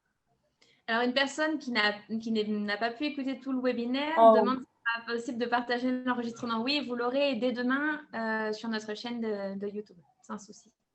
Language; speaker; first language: French; native; French